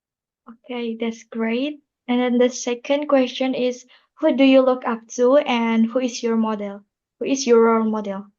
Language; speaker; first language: English; non-native, learner; Indonesian